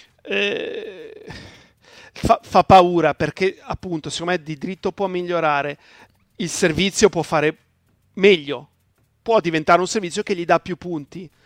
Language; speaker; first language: Italian; native; Italian